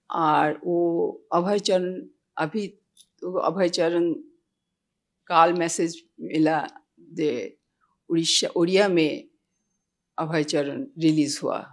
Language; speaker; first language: Hindi; non-native, local second language; Bangla